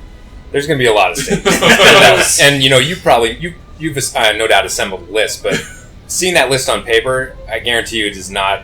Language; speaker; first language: English; native; English